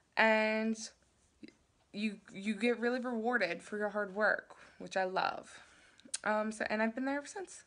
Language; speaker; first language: English; native; English